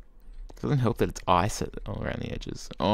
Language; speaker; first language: English; native; English